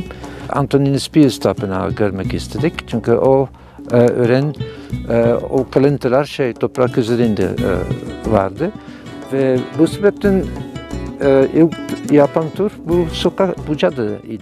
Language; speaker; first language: Turkish; non-native, fluent; Dutch